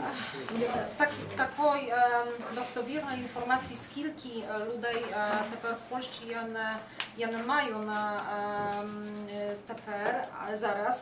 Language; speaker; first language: Ukrainian; non-native, fluent; Polish